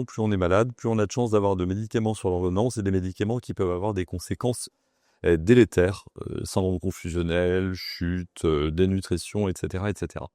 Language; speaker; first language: French; native; French